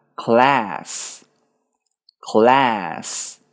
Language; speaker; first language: English; non-native, fluent; Chinese